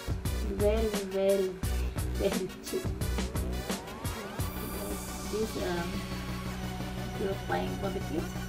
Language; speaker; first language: English; non-native, learner; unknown